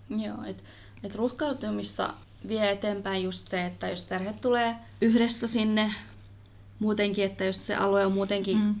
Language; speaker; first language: Finnish; early bilingual, other home language; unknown